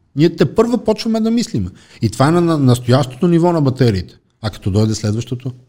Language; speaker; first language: Bulgarian; native; Bulgarian